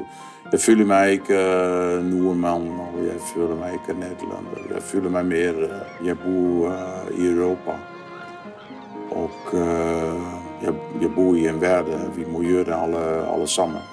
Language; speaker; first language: Norwegian; non-native, fluent; Dutch